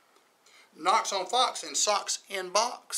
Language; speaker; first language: English; native; English